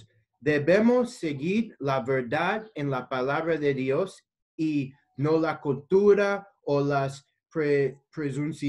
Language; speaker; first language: Spanish; non-native, learner; English